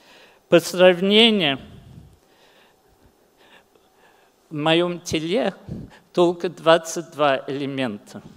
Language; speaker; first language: Russian; early bilingual, heritage; English